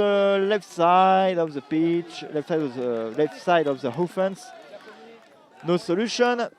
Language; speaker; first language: English; non-native, learner; French